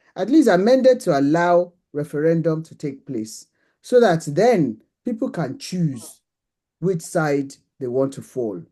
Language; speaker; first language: English; non-native, local second language; Yoruba